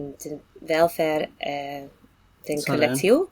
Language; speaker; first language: Danish; non-native, learner; English